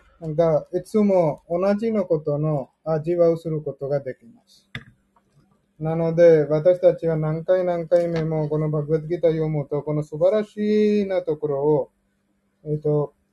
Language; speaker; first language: Japanese; non-native, learner; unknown